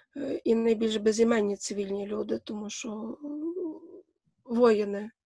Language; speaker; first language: Ukrainian; native; Ukrainian